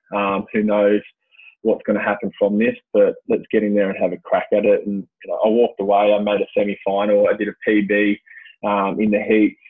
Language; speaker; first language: English; native; English